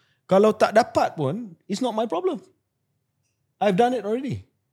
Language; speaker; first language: English; non-native, local second language; Malay